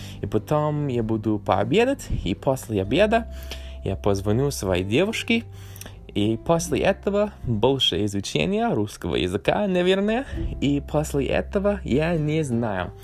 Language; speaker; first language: Russian; non-native, learner; English